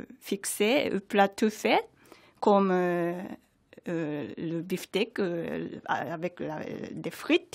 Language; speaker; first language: French; non-native, fluent; Japanese